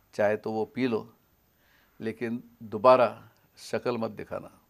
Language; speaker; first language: Hindi; non-native, local second language; Marathi